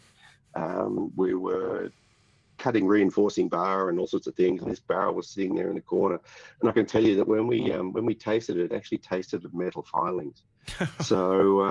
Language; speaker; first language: English; native; English